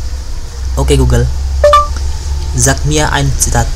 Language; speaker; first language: German; non-native, learner; Indonesian